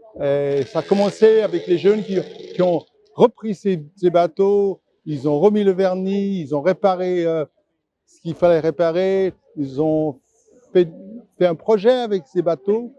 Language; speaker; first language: French; non-native, fluent; English